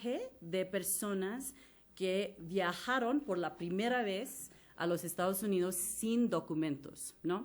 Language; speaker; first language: Spanish; non-native, fluent; English